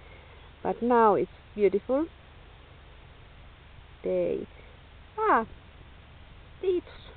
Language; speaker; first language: English; non-native, learner; Finnish